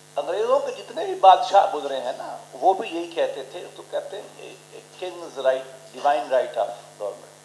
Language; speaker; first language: Urdu; non-native, local second language; Punjabi